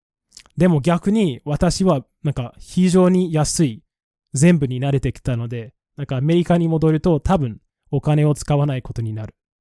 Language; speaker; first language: Japanese; non-native, fluent; English